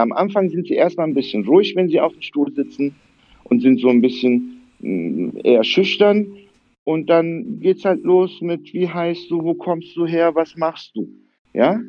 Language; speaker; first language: German; early bilingual, other home language; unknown